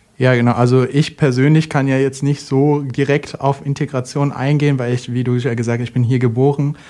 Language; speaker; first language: German; native; German